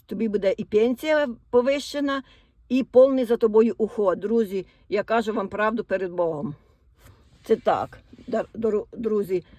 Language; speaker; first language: Ukrainian; native; Ukrainian